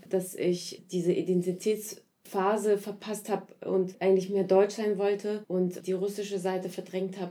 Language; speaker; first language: German; early bilingual, other home language; Russian